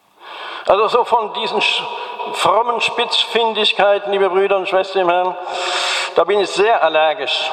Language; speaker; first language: German; native; German